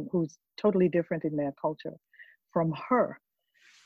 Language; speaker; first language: English; non-native, local second language; Ganda